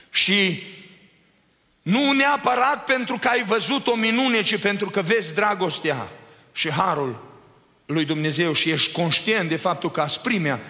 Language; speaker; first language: Romanian; native; Romanian